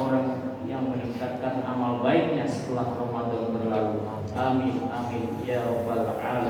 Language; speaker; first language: Indonesian; native; Indonesian